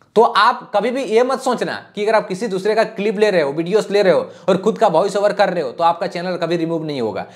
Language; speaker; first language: Hindi; native; Hindi